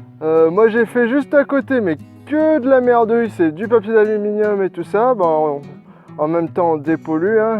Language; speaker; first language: French; native; French